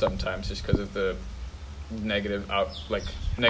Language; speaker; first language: English; non-native, local second language; Tamil